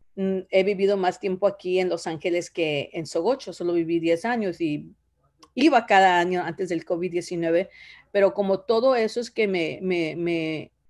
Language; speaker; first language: Spanish; early bilingual, other home language; Zapotec